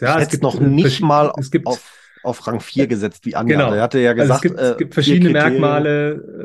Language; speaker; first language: German; native; German